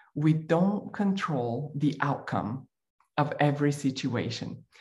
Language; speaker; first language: English; non-native, fluent; Bulgarian